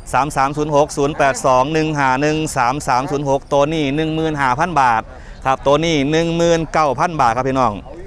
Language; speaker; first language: Thai; native; Thai